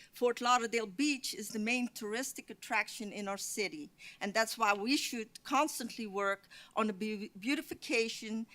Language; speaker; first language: English; non-native, fluent; Dutch